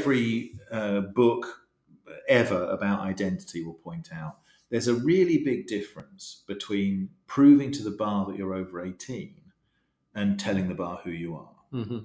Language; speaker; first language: English; native; English